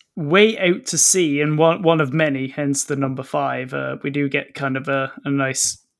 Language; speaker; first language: English; native; English